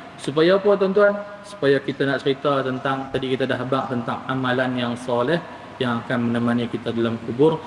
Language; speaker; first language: Malay; native; Malay